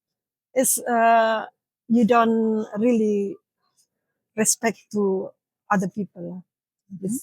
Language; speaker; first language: English; non-native, learner; Indonesian